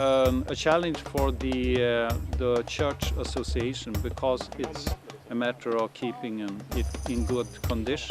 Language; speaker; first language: English; non-native, fluent; Swedish